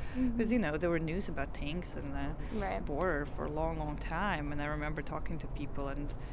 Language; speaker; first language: English; non-native, fluent; Russian